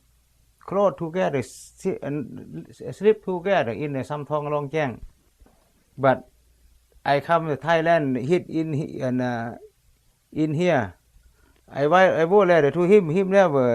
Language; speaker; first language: English; non-native, learner; Lao